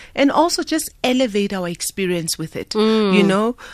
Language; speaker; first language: English; non-native, local second language; Southern Sotho